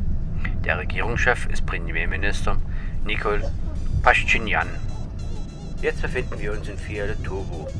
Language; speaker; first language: German; native; German